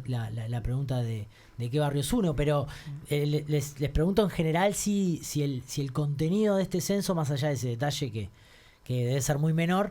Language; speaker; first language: Spanish; native; Spanish